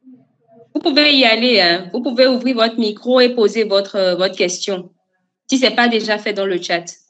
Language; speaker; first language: French; native; French